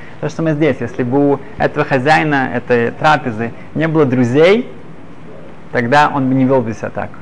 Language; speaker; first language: Russian; early bilingual, other home language; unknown